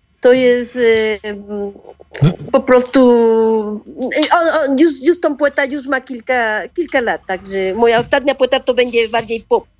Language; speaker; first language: Polish; non-native, learner; Spanish